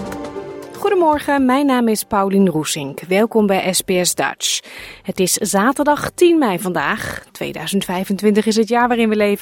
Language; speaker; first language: Dutch; native; Dutch